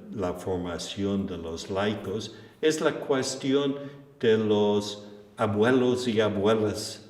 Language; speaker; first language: Spanish; non-native, fluent; English